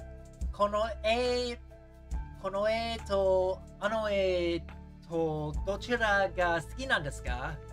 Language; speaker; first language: Japanese; non-native, learner; English